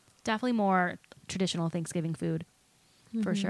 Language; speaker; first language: English; early bilingual, other home language; Spanish